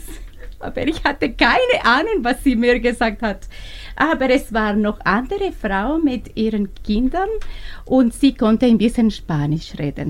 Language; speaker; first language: German; non-native, learner; Spanish